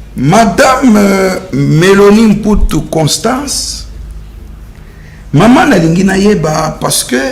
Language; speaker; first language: Lingala; native; Lingala